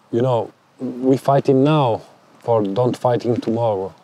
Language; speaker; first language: English; non-native, learner; Italian